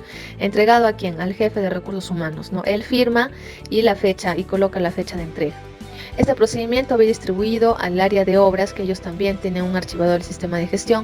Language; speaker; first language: Spanish; native; Spanish